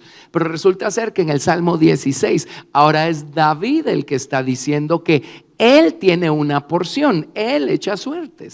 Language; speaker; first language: Spanish; native; Spanish